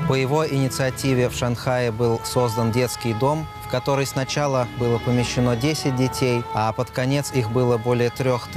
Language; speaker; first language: Russian; native; Russian